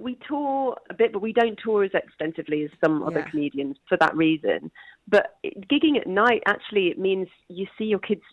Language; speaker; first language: English; native; English